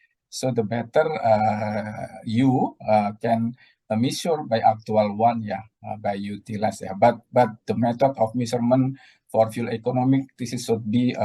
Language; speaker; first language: English; non-native, learner; Indonesian